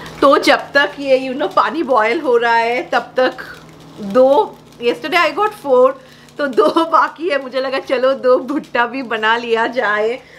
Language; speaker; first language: Hindi; non-native, local second language; Bangla